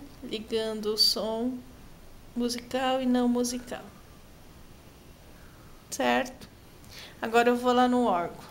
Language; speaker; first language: Portuguese; native; Portuguese